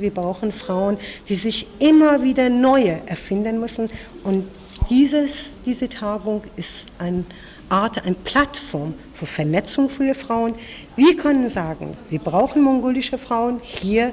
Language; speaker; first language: German; non-native, fluent; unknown